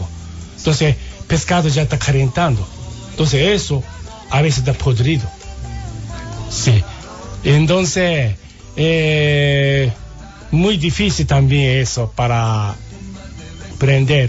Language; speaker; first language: Spanish; non-native, learner; Japanese